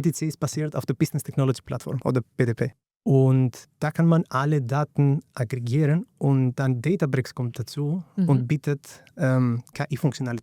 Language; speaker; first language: German; non-native, fluent; Greek